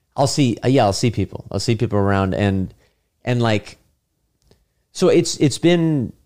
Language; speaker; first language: English; native; English